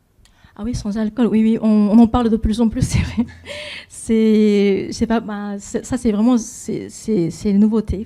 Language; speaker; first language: French; non-native, fluent; Japanese